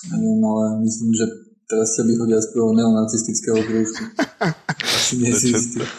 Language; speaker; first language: Slovak; non-native, local second language; Hungarian